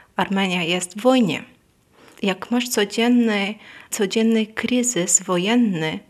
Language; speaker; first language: Polish; non-native, fluent; Armenian